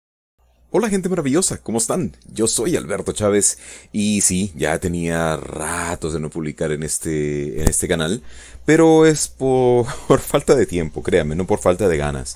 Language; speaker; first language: Spanish; native; Spanish